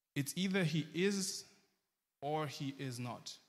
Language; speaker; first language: English; early bilingual, heritage; German